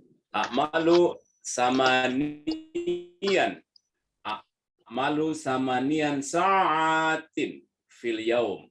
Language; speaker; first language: Arabic; non-native, learner; Indonesian